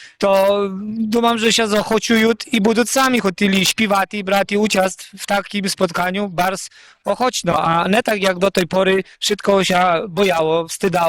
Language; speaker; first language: Polish; non-native, local second language; Rusyn